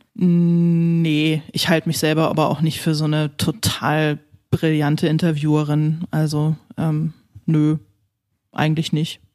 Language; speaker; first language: German; native; German